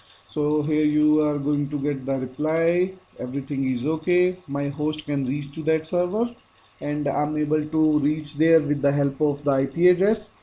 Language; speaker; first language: English; non-native, local second language; Hindi